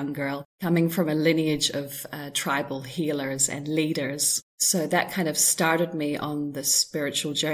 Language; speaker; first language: English; native; English